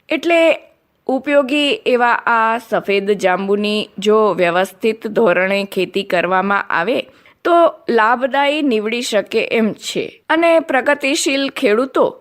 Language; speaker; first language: Gujarati; non-native, local second language; Kachhi